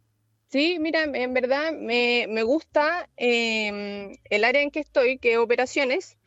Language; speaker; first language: Spanish; native; Spanish